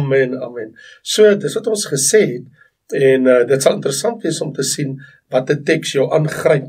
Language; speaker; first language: Afrikaans; native; Afrikaans